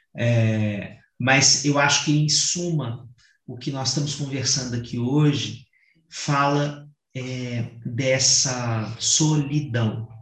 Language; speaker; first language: Portuguese; native; Portuguese